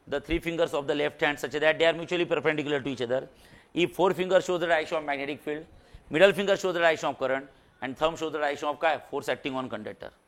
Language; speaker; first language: English; non-native, local second language; Marathi